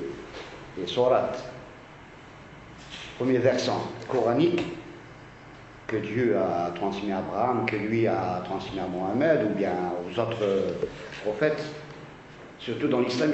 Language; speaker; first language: French; non-native, local second language; Arabic